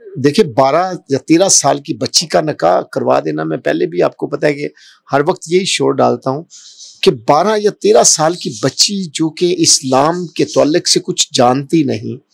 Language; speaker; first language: Urdu; non-native, local second language; Punjabi